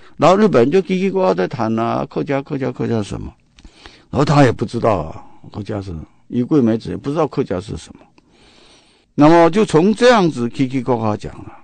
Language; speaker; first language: Chinese; non-native, local second language; Min Nan Chinese